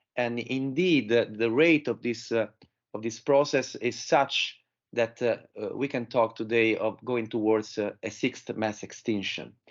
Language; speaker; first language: English; non-native, fluent; Italian